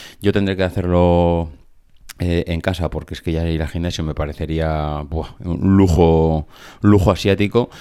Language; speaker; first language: Spanish; native; Spanish